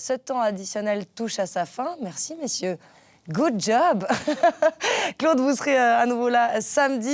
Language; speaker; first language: French; native; French